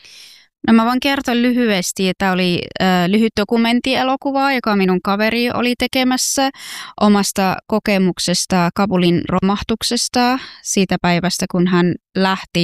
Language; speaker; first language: Finnish; non-native, fluent; Persian